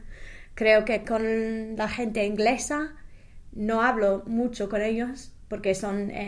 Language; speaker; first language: Spanish; non-native, fluent; English